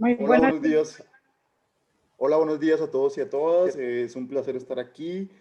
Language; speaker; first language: Spanish; native; Spanish